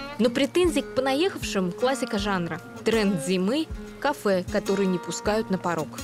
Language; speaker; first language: Russian; native; Russian